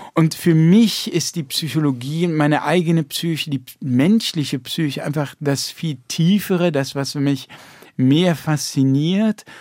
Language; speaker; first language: German; early bilingual, heritage; German